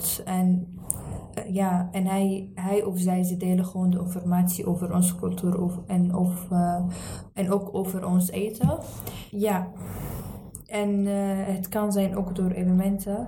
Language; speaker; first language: Dutch; early bilingual, other home language; Arabic